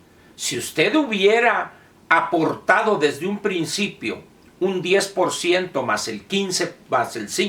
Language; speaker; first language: Spanish; native; Spanish